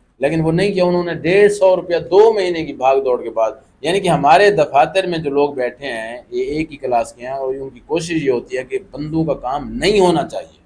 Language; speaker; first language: Urdu; non-native, local second language; Saraiki